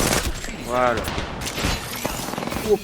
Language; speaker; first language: French; native; French